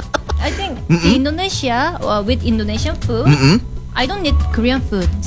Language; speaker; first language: English; non-native, learner; Korean